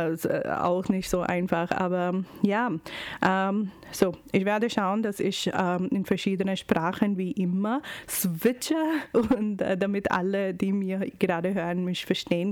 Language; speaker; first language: German; non-native, learner; Urdu